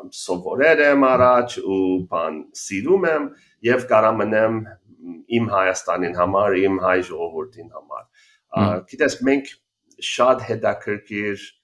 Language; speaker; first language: Armenian; native; Armenian